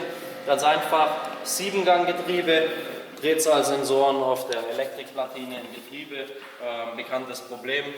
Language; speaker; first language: German; native; German